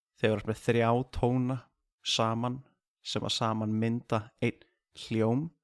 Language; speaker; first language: Icelandic; native; Icelandic